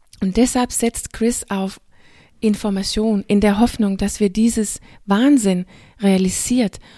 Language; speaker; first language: German; non-native, fluent; Danish